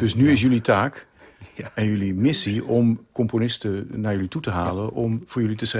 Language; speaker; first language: Dutch; native; Dutch